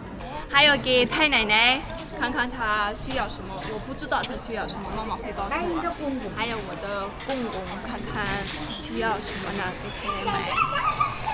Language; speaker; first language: Chinese; non-native, fluent; Armenian